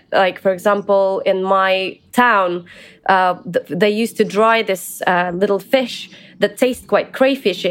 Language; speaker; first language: English; early bilingual, other home language; Ukrainian